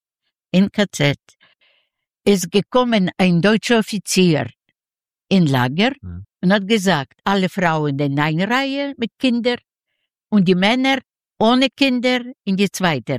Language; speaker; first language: German; non-native, learner; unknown